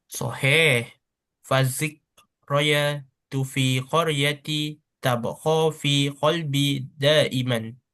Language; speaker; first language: Arabic; non-native, learner; Malay